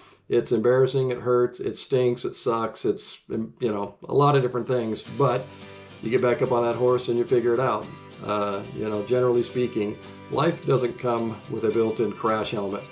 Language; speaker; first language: English; native; English